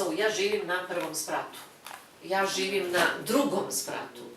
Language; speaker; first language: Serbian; non-native, fluent; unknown